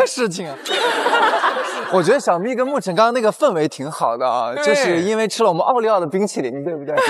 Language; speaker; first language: Chinese; native; Chinese